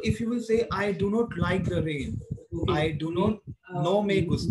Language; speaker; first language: English; non-native, local second language; Hindi